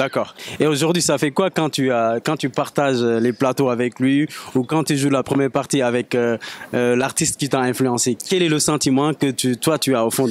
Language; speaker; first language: French; non-native, local second language; Wolof